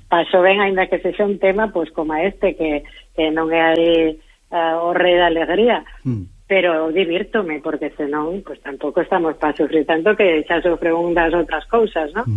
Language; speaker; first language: Galician; early bilingual, heritage; Galician